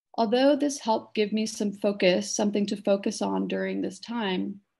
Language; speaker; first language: English; native; English